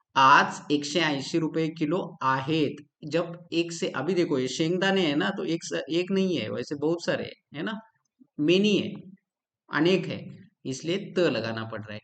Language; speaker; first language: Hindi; non-native, local second language; Marathi